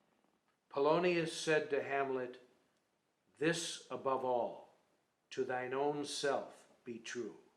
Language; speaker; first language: English; native; English